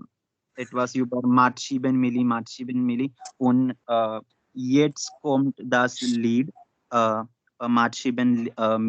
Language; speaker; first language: German; non-native, learner; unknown